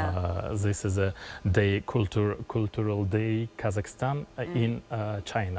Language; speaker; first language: English; non-native, learner; Kazakh